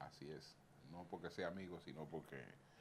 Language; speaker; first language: Spanish; native; Spanish